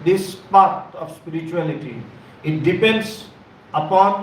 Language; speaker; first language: English; non-native, local second language; Bangla